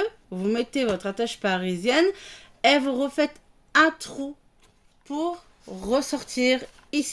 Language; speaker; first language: French; native; French